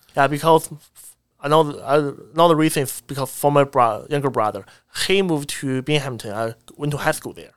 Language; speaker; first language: English; non-native, fluent; Chinese